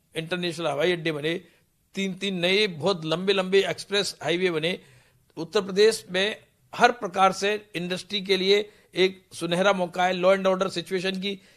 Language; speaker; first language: Hindi; non-native, local second language; Punjabi